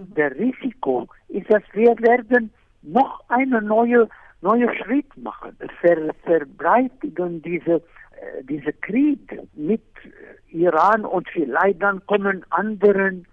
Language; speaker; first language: German; non-native, fluent; Arabic